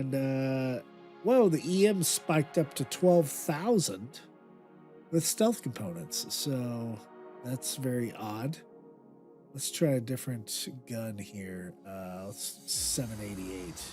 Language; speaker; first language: English; native; English